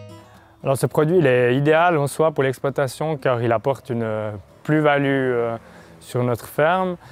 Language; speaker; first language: French; native; French